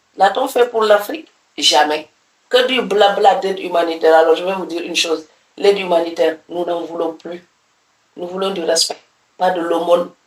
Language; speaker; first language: French; non-native, local second language; Serer